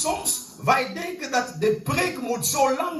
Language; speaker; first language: Dutch; non-native, fluent; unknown